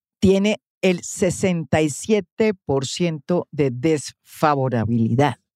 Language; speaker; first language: Spanish; native; Spanish